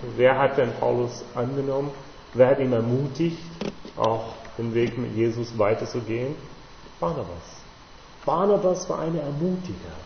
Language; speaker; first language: German; non-native, fluent; English